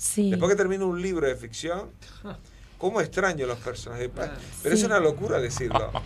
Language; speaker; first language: Spanish; native; Spanish